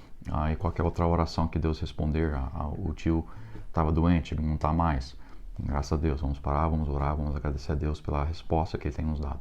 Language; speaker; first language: Portuguese; non-native, fluent; English